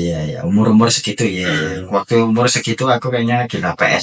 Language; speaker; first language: Indonesian; native; Indonesian